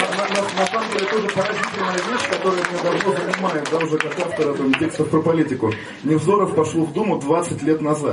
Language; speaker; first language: Russian; native; Russian